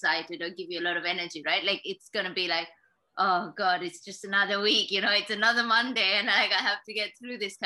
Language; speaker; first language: English; non-native, local second language; Sinhala